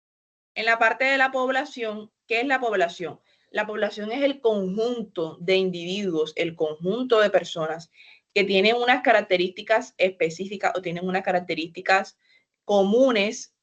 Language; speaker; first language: Spanish; native; Spanish